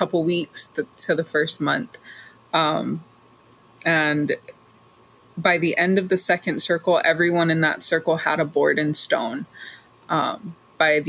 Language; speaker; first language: English; native; English